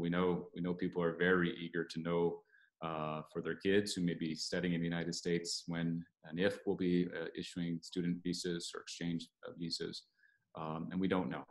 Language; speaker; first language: English; native; English